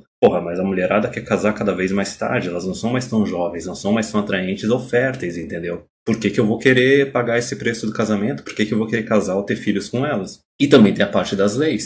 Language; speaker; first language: Portuguese; native; Portuguese